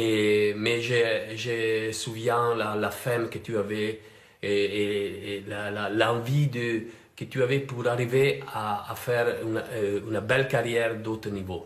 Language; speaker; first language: French; non-native, fluent; Italian